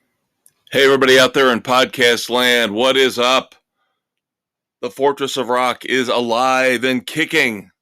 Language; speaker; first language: English; native; English